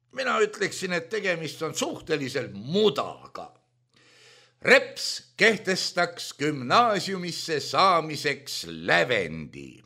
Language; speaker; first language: Estonian; native; Estonian